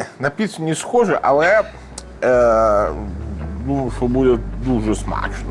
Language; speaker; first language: Ukrainian; non-native, learner; Italian